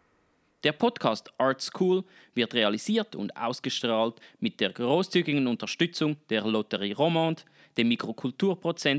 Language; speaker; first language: German; native; German